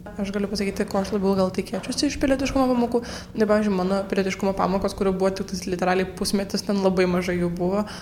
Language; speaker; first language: Lithuanian; native; Lithuanian